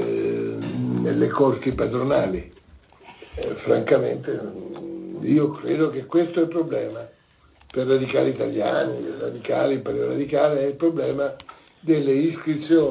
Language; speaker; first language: Italian; native; Italian